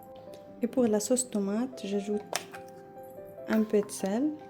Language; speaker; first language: French; non-native, learner; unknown